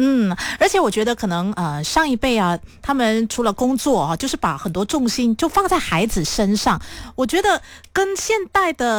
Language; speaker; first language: Chinese; native; Chinese